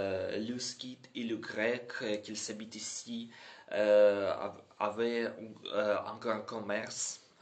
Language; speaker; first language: French; non-native, learner; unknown